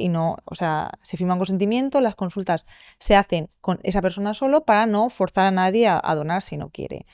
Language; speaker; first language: Spanish; native; Spanish